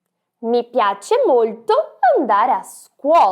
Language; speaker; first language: Italian; non-native, fluent; Portuguese